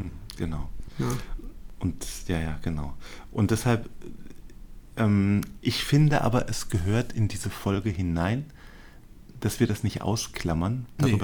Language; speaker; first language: German; native; German